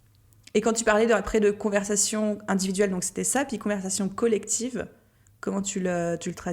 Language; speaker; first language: French; native; French